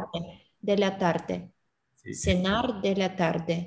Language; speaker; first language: Spanish; non-native, learner; Russian